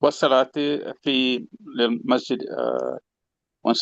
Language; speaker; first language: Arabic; non-native, learner; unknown